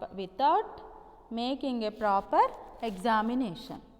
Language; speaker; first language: English; non-native, local second language; Telugu